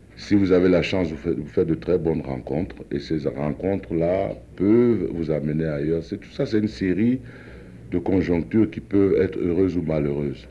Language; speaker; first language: French; non-native, local second language; Duala